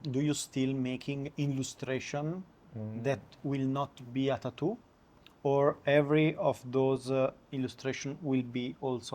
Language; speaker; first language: English; non-native, learner; Italian